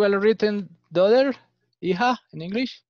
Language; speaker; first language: English; non-native, fluent; Spanish